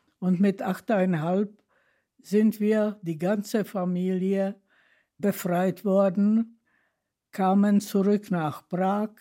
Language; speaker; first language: German; non-native, fluent; Czech